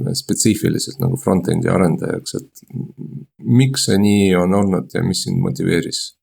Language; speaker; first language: Estonian; non-native, local second language; Russian